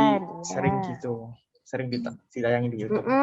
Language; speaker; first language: Indonesian; native; Indonesian